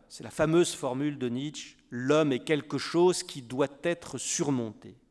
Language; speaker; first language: French; native; French